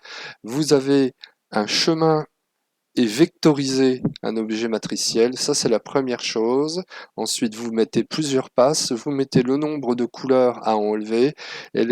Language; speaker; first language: French; native; French